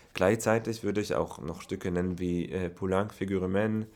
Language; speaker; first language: German; non-native, fluent; Hebrew